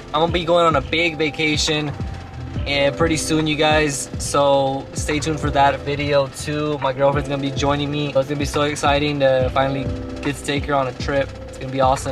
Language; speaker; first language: English; early bilingual, other home language; Spanish